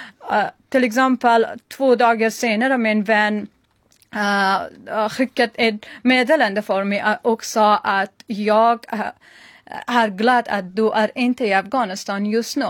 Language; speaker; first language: Swedish; non-native, learner; Persian